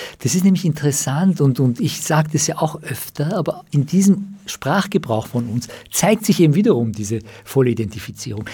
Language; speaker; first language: German; early bilingual, other home language; Persian